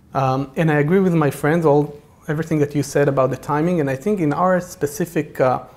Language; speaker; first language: English; non-native, fluent; Hebrew